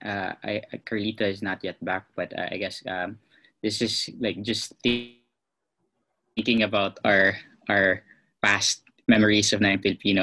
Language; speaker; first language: English; non-native, local second language; Cebuano